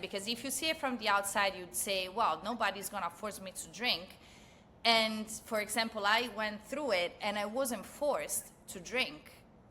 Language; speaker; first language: English; non-native, fluent; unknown